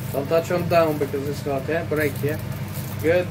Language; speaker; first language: English; non-native, fluent; Portuguese